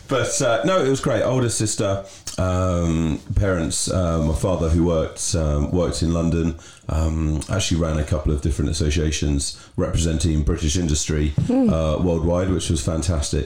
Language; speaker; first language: English; native; English